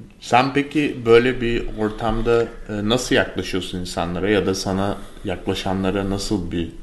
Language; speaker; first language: Turkish; native; Turkish